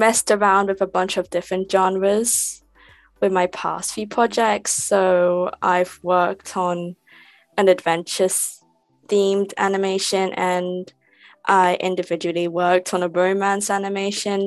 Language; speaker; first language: English; native; English